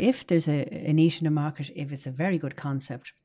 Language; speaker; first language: English; native; English